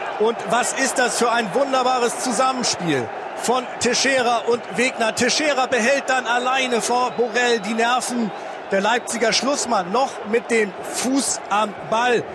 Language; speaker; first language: German; native; German